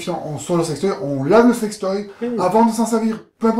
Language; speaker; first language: French; native; French